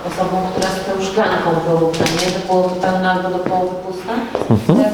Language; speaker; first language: Polish; non-native, learner; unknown